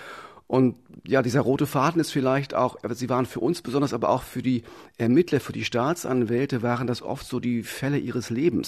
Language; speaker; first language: German; native; German